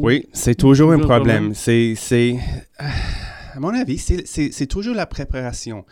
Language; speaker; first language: French; non-native, local second language; English